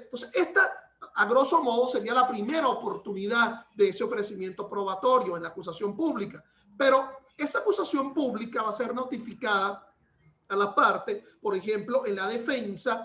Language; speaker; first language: Spanish; native; Spanish